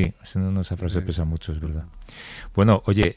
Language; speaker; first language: Spanish; native; Spanish